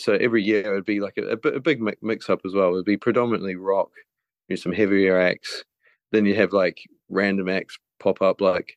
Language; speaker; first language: English; native; English